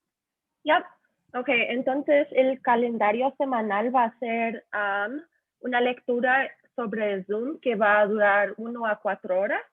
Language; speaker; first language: Spanish; early bilingual, heritage; Spanish